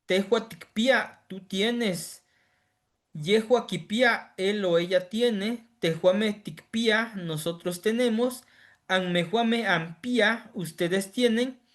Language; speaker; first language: Spanish; native; Spanish